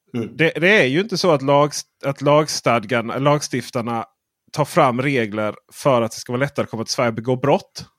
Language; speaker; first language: Swedish; native; Swedish